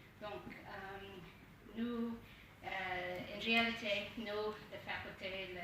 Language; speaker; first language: French; non-native, learner; English